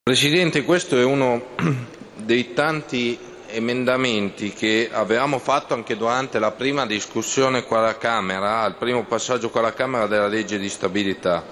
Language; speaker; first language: Italian; native; Italian